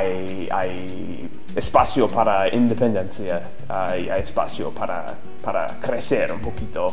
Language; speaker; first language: Spanish; non-native, fluent; English